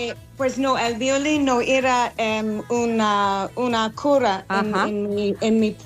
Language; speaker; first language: Spanish; non-native, learner; English